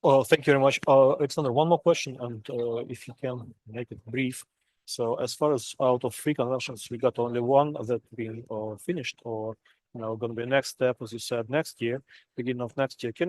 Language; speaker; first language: English; non-native, fluent; Russian